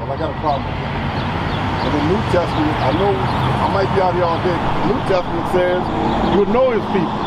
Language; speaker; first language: English; native; English